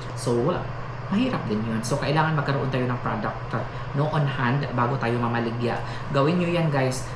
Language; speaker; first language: Filipino; non-native, local second language; Cebuano